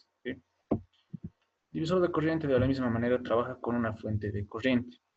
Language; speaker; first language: Spanish; native; Spanish